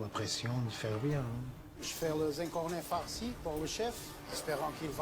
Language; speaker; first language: French; non-native, fluent; Portuguese